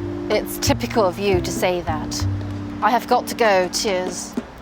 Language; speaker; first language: English; non-native, fluent; Korean